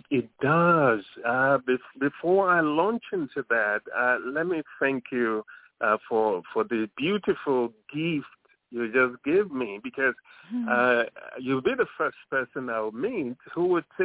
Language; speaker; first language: English; non-native, local second language; Yoruba